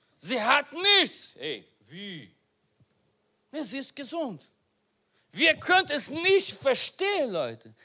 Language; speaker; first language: German; non-native, learner; Portuguese